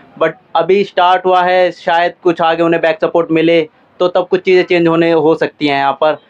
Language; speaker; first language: Hindi; native; Hindi